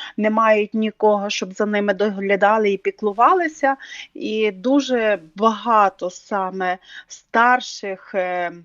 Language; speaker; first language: Ukrainian; native; Ukrainian